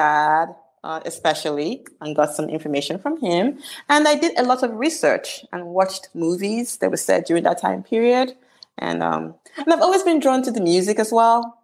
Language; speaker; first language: English; non-native, local second language; Igbo